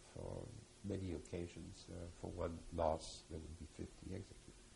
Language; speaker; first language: English; early bilingual, other home language; French